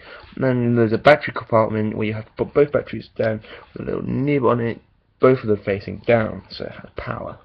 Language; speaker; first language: English; native; English